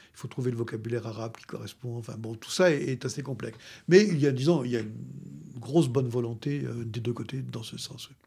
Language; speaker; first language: French; native; French